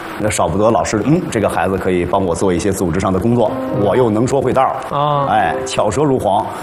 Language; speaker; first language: Chinese; native; Chinese